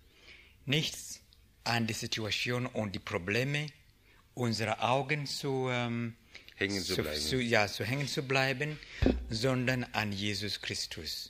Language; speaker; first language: German; non-native, learner; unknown